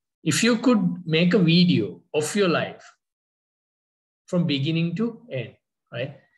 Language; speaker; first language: English; non-native, local second language; Sinhala